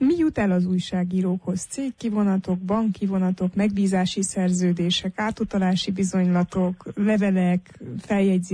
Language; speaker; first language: Hungarian; native; Hungarian